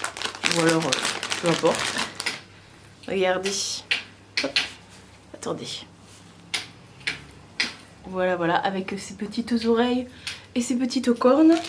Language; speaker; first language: French; native; French